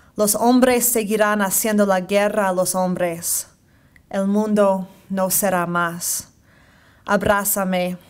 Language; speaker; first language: Spanish; non-native, fluent; English